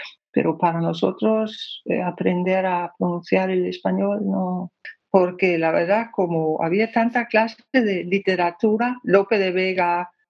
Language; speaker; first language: Spanish; non-native, fluent; Danish